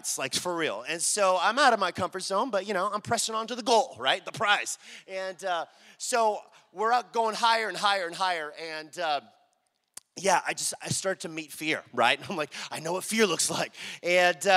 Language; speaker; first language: English; native; English